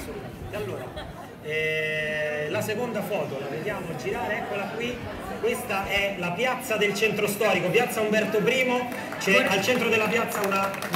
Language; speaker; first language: Italian; native; Italian